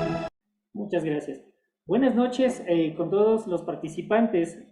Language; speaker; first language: Spanish; native; Spanish